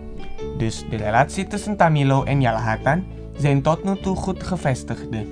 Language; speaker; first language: Dutch; non-native, fluent; Indonesian